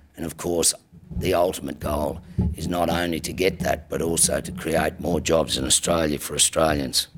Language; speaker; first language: English; native; English